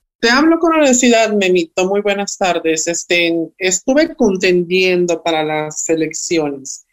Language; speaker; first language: Spanish; native; Spanish